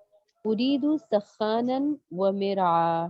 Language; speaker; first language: Arabic; non-native, learner; Urdu